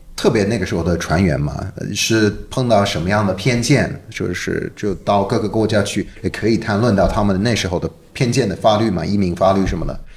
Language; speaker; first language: Chinese; non-native, fluent; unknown